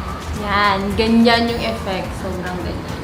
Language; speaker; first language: Filipino; native; Filipino